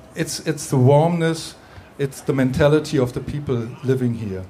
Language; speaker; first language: English; non-native, fluent; German